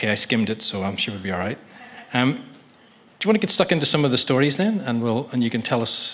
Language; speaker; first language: English; native; English